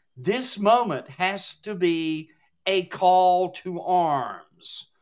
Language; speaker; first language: English; native; English